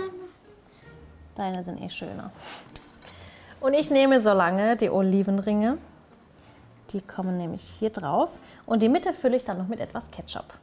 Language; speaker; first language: German; native; German